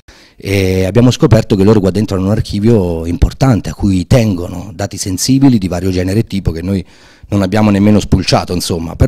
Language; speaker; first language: Italian; native; Italian